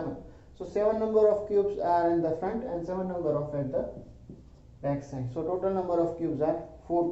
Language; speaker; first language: English; non-native, local second language; Hindi